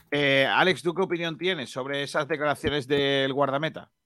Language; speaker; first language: Spanish; native; Spanish